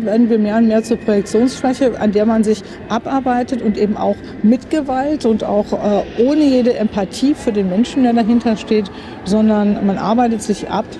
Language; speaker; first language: German; native; German